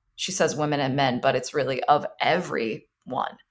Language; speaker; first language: English; early bilingual, other home language; Chinese